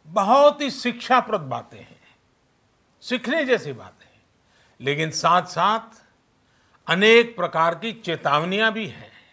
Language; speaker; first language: Hindi; non-native, local second language; Gujarati